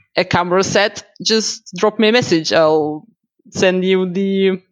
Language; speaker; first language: English; non-native, fluent; Russian